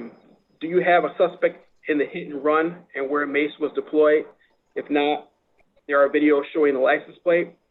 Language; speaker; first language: English; native; English